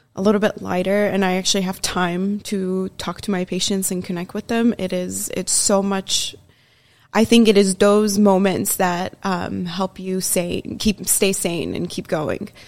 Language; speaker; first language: English; early bilingual, other home language; Persian